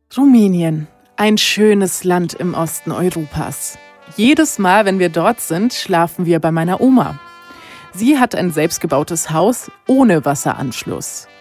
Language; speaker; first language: German; early bilingual, other home language; Romanian